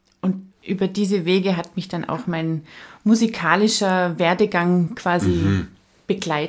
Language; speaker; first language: German; native; German